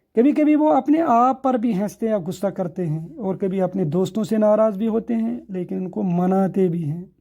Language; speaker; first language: Urdu; non-native, local second language; Kashmiri